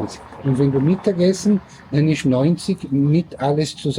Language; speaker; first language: German; early bilingual, heritage; Portuguese